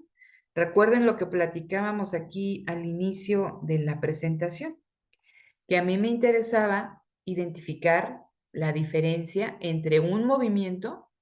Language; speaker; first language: Spanish; native; Spanish